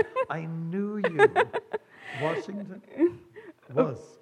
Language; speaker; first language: English; native; English